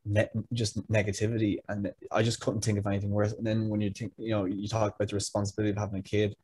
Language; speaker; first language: English; native; English